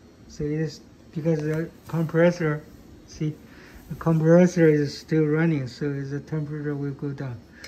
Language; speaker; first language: English; non-native, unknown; Chinese